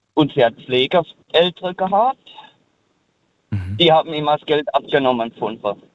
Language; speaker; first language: German; early bilingual, heritage; German